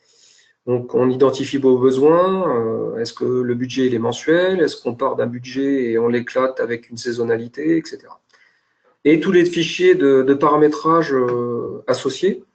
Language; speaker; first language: French; native; French